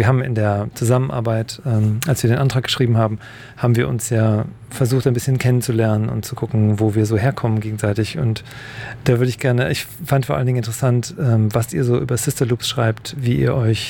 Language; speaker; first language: German; native; German